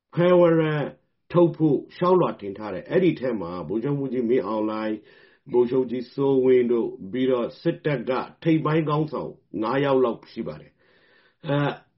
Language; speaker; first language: Burmese; non-native, local second language; Rohingya